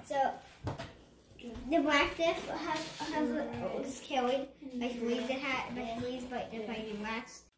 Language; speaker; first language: English; native; English